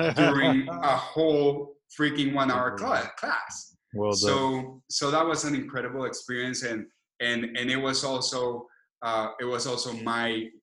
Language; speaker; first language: English; non-native, fluent; Spanish